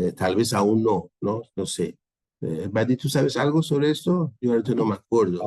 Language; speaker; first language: Spanish; non-native, fluent; Persian